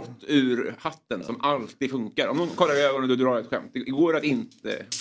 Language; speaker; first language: Swedish; native; Swedish